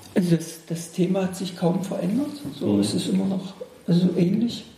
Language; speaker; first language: German; native; German